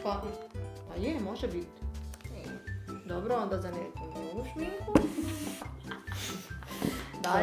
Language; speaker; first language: Croatian; native; Croatian